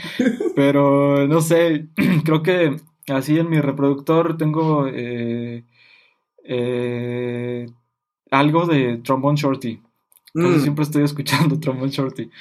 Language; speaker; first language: Spanish; native; Spanish